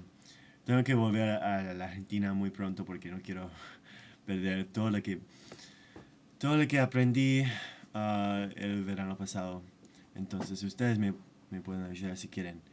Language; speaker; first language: Spanish; non-native, fluent; English